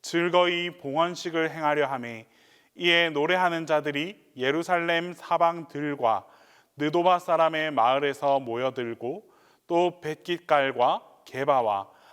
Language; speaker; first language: Korean; native; Korean